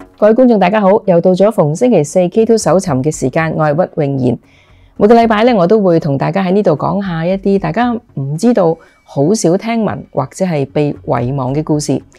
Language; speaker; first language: Chinese; non-native, local second language; Cantonese